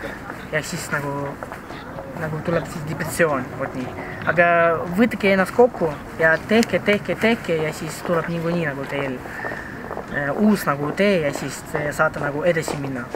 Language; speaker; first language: Estonian; non-native, local second language; Russian